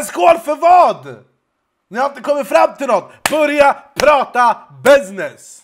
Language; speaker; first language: Swedish; native; Swedish